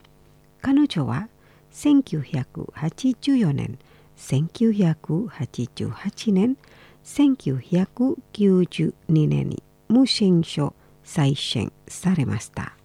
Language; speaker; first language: Japanese; non-native, fluent; Indonesian